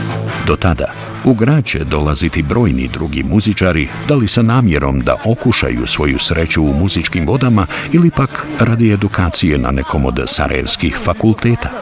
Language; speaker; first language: Bosnian; native; Bosnian